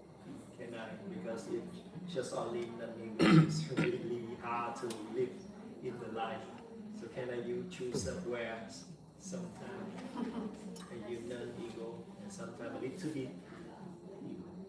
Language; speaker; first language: English; non-native, learner; Vietnamese